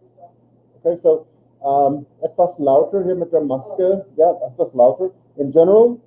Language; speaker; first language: German; non-native, fluent; English